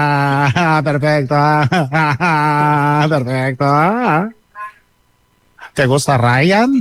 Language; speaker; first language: Spanish; non-native, learner; Portuguese